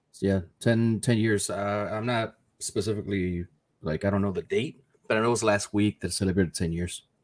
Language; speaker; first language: English; early bilingual, other home language; Spanish